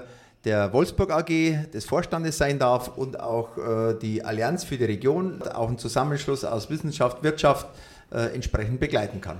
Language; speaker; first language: German; native; German